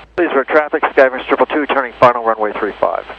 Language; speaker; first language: English; native; English